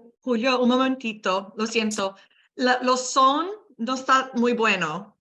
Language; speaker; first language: Spanish; non-native, learner; English